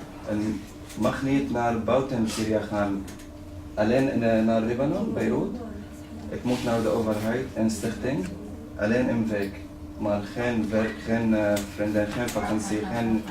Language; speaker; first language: Dutch; non-native, learner; Arabic